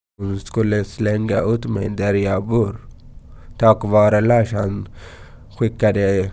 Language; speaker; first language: Swedish; non-native, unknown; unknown